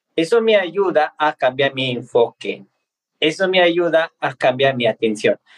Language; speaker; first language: Spanish; non-native, fluent; Tibetan